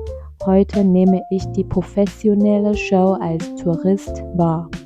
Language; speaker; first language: German; non-native, fluent; Vietnamese